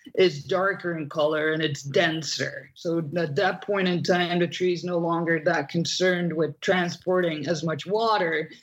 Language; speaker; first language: English; non-native, fluent; Dutch